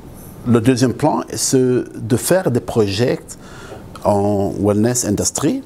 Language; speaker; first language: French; non-native, local second language; Arabic